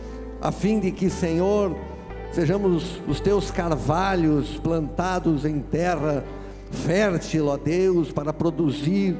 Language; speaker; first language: Portuguese; native; Portuguese